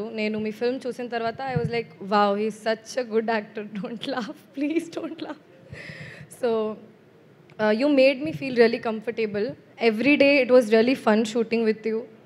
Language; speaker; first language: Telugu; non-native, fluent; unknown